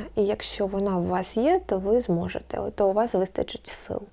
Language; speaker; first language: Ukrainian; non-native, local second language; Russian